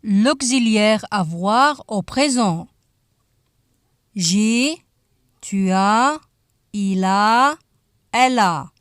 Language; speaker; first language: French; non-native, fluent; Arabic